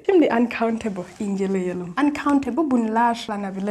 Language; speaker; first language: Turkish; non-native, learner; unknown